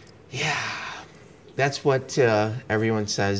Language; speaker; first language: English; early bilingual, other home language; Romanian